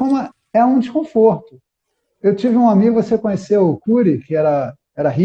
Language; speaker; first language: Portuguese; native; Portuguese